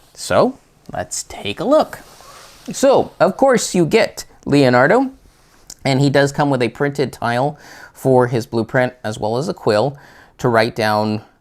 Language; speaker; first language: English; native; English